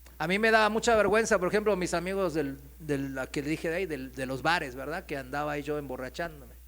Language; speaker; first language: Spanish; non-native, fluent; Korean